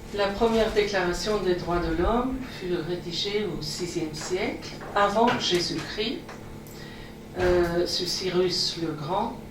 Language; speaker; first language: French; non-native, fluent; Persian